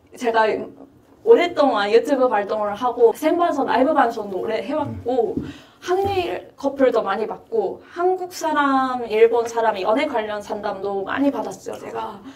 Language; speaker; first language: Korean; non-native, fluent; Japanese